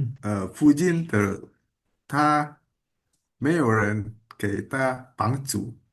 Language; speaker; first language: Chinese; non-native, learner; Indonesian